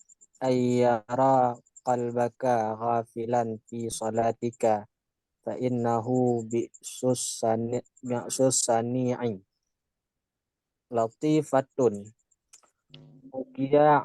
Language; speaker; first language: Arabic; non-native, learner; Indonesian